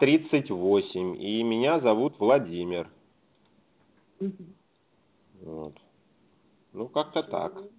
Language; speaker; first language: Russian; native; Russian